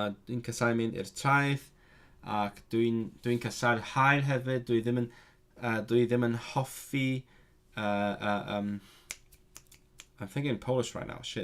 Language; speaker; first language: Welsh; non-native, learner; Cantonese